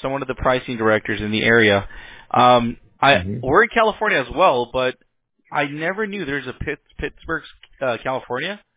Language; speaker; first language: English; early bilingual, other home language; Spanish